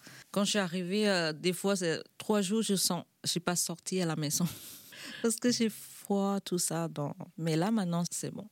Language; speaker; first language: French; non-native, learner; Thai